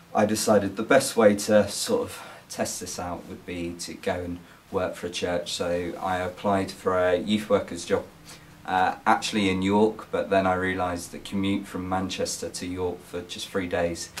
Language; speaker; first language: English; native; English